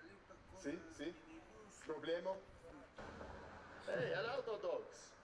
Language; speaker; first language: Spanish; non-native, learner; English